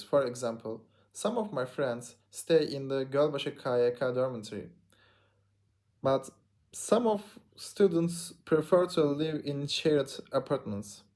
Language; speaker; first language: English; non-native, learner; Turkish